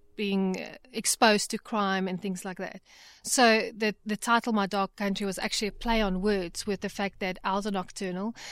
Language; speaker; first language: English; native; English